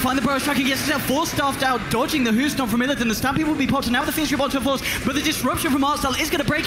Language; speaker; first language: English; native; English